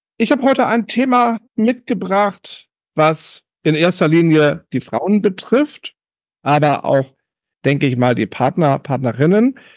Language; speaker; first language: German; native; German